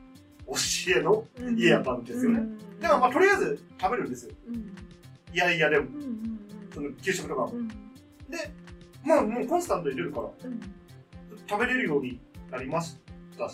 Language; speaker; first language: Japanese; native; Japanese